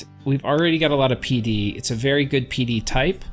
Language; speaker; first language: English; native; English